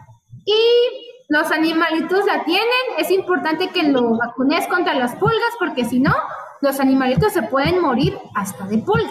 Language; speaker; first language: Spanish; native; Spanish